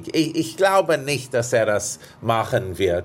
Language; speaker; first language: German; non-native, fluent; English